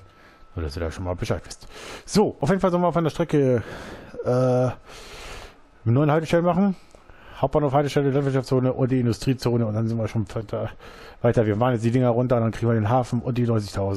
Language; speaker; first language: German; native; German